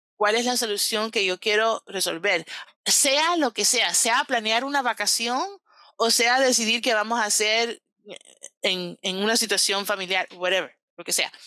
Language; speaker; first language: Spanish; early bilingual, heritage; Spanish